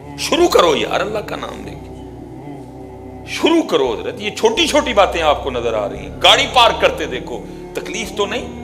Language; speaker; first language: Urdu; non-native, local second language; Punjabi